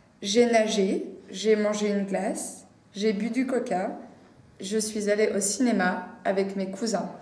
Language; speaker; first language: French; non-native, learner; English